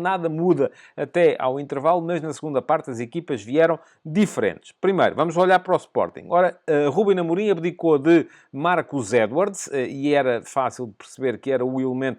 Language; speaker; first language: Portuguese; native; Portuguese